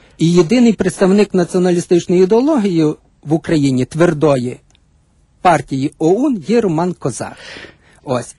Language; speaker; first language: Ukrainian; native; Ukrainian